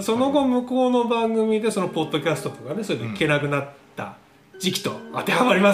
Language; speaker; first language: Japanese; native; Japanese